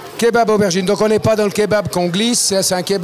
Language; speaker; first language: French; native; French